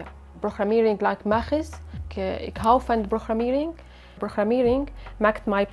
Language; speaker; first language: Dutch; non-native, learner; Arabic